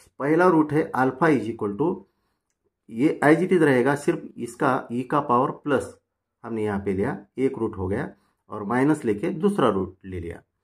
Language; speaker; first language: Hindi; non-native, local second language; Marathi